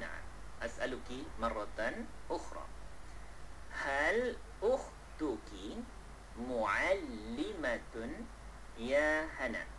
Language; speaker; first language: Arabic; non-native, fluent; Malay